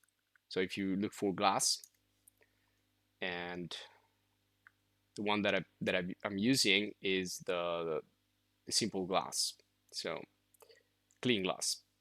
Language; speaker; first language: English; non-native, fluent; Italian